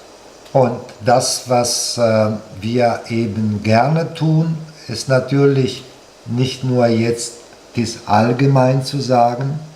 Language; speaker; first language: German; non-native, fluent; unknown